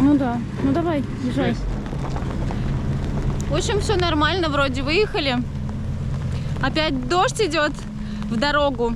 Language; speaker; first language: Russian; native; Russian